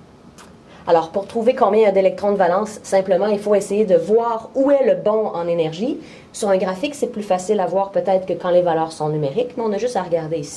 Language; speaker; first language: French; native; French